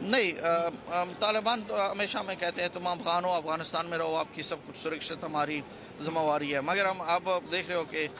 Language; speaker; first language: Hindi; non-native, fluent; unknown